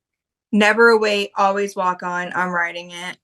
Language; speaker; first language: English; native; English